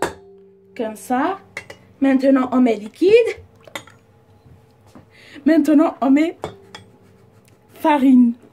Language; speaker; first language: French; non-native, learner; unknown